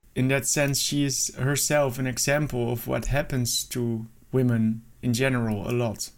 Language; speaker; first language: English; non-native, fluent; Dutch